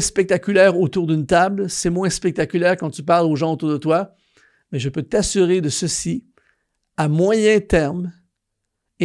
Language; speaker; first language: French; native; French